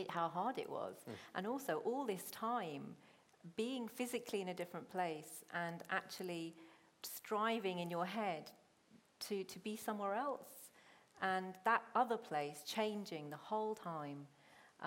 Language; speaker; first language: English; non-native, local second language; Punjabi